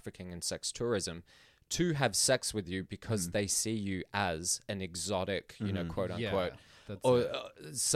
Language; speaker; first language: English; non-native, local second language; Filipino